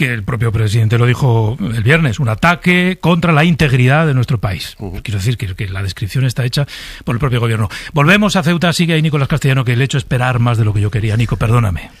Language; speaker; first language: Spanish; native; Spanish